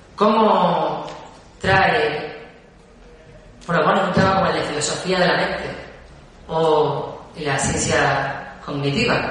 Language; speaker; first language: Spanish; native; Spanish